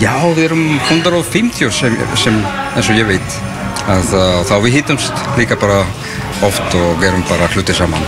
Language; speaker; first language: Icelandic; non-native, learner; Spanish